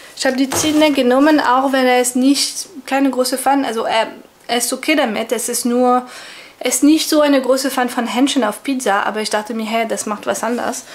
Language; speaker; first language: German; non-native, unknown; French